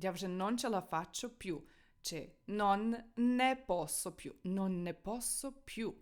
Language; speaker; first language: Italian; non-native, fluent; Ukrainian